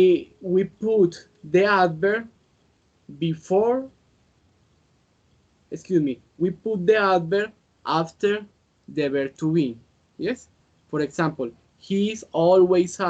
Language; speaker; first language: English; non-native, learner; Spanish